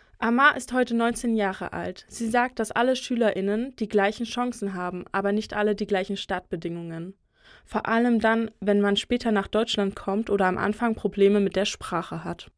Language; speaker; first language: German; native; German